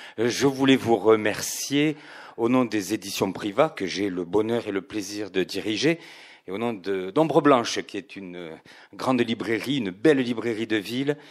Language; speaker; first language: French; native; French